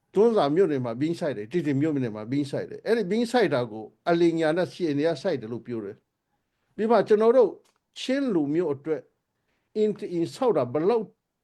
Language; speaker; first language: Burmese; non-native, local second language; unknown